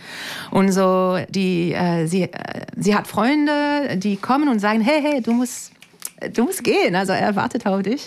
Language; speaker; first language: German; non-native, learner; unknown